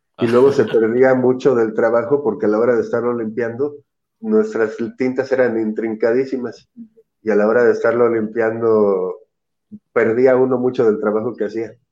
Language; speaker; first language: Spanish; native; Spanish